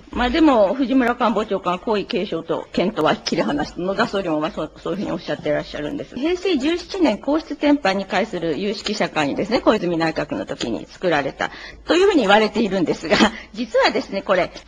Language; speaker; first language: Japanese; native; Japanese